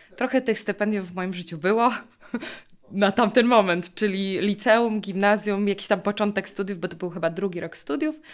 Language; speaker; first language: Polish; native; Polish